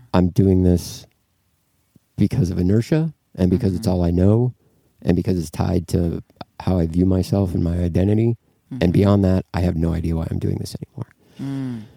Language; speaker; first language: English; native; English